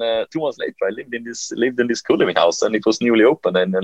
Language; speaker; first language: English; non-native, fluent; Swedish